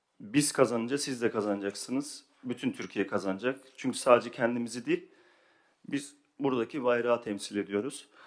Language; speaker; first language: Turkish; early bilingual, heritage; Turkish